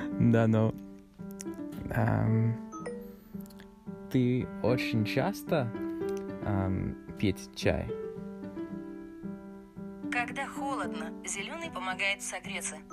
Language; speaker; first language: Russian; non-native, learner; English